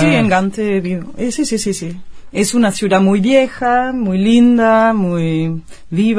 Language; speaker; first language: Spanish; non-native, fluent; Dutch